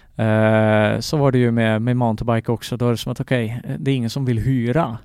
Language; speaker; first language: Swedish; non-native, fluent; Dutch